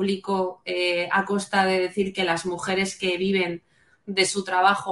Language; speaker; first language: Spanish; native; Spanish